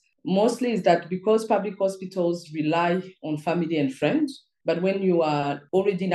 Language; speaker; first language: English; non-native, local second language; Kinyarwanda